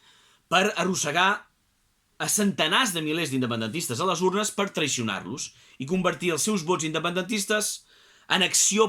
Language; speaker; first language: Catalan; native; Catalan